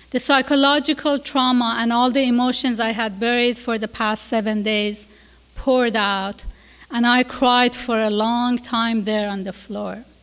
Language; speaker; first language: English; non-native, fluent; Persian